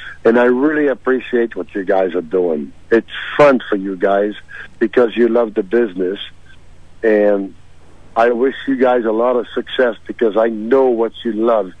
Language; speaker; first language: English; non-native, fluent; French